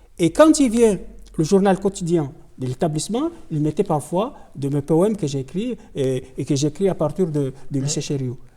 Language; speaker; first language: French; non-native, local second language; Ngazidja Comorian